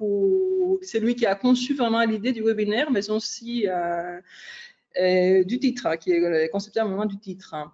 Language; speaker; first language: French; non-native, fluent; Greek